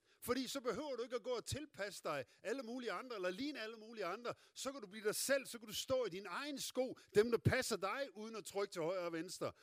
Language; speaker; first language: Danish; native; Danish